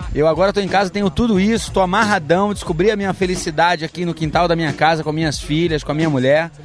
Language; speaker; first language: Portuguese; native; Portuguese